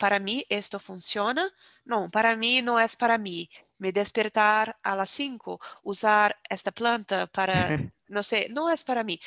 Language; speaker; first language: Spanish; non-native, fluent; Portuguese